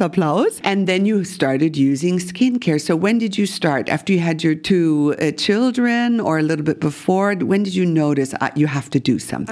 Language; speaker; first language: English; native; English